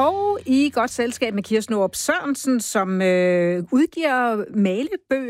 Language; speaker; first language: Danish; native; Danish